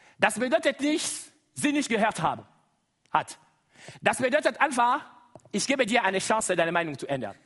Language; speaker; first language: German; non-native, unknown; Lingala